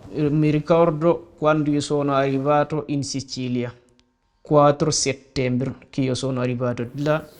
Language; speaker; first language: Italian; non-native, learner; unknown